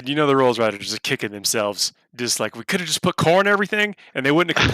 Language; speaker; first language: English; native; English